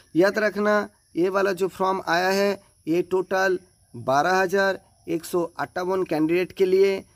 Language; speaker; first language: Hindi; non-native, local second language; Bangla